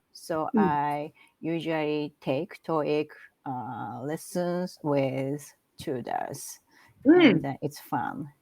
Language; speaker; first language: English; non-native, learner; Japanese